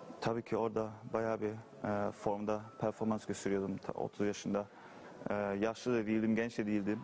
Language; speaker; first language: Turkish; early bilingual, heritage; Turkish